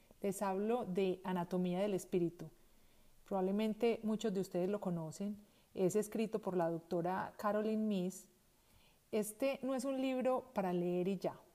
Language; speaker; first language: Spanish; native; Spanish